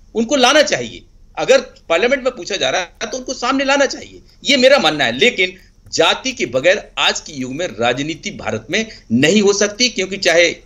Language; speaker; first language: Hindi; native; Hindi